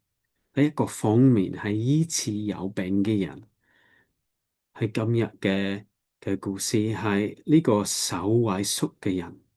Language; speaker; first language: Cantonese; non-native, learner; English